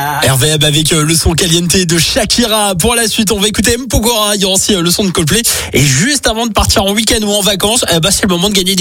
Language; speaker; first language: French; native; French